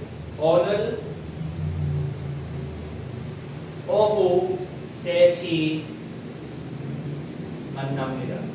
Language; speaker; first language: Korean; non-native, fluent; Filipino